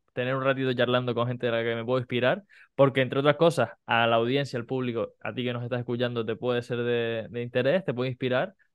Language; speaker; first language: Spanish; native; Spanish